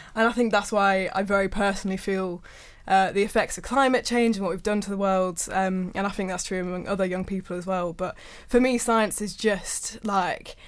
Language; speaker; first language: English; native; English